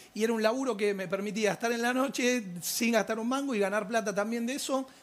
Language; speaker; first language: Spanish; native; Spanish